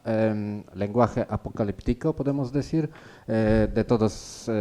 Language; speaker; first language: Spanish; non-native, learner; Polish